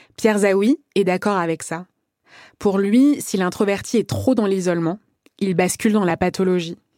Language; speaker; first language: French; native; French